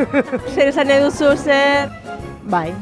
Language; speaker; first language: Basque; native; Basque